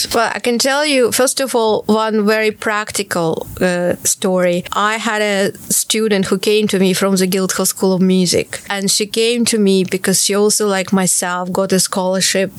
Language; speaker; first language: English; non-native, fluent; Ukrainian